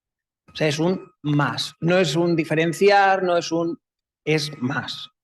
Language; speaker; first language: Spanish; native; Spanish